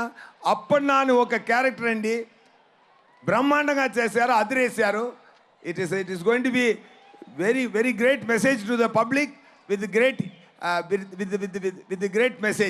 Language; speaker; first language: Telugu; non-native, learner; Tamil